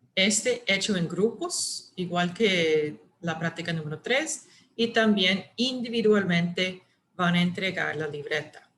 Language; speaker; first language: Spanish; non-native, fluent; English